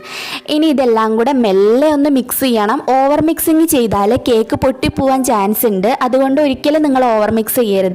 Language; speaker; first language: Malayalam; native; Malayalam